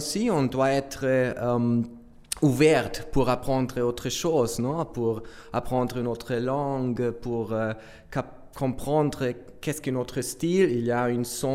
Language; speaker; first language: French; non-native, learner; German